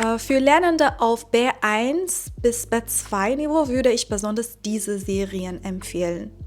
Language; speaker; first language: German; non-native, fluent; Persian